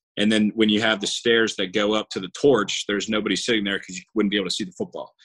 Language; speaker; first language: English; native; English